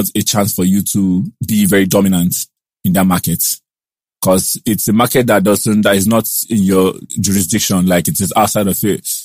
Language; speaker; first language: English; non-native, local second language; Igbo